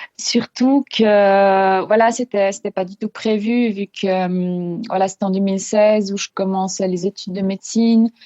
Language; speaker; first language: French; non-native, local second language; Swiss German